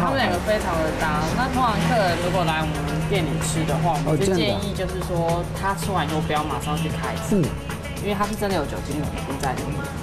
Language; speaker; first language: Chinese; native; Chinese